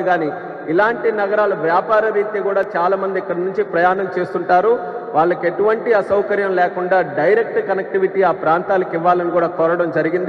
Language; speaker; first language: Telugu; native; Telugu